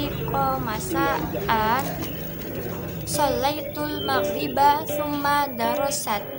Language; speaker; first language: Arabic; non-native, learner; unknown